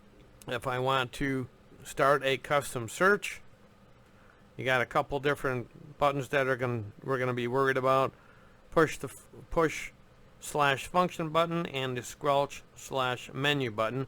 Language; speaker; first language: English; native; English